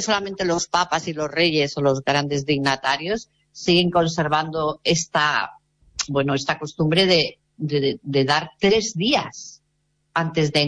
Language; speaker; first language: Spanish; native; Spanish